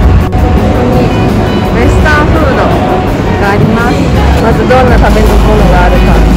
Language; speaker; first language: Japanese; non-native, fluent; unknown